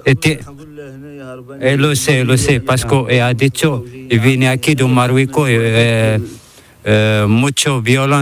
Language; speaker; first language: Spanish; non-native, learner; Arabic